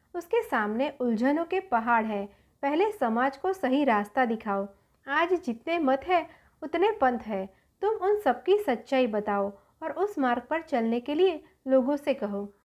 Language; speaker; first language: Hindi; non-native, local second language; Gujarati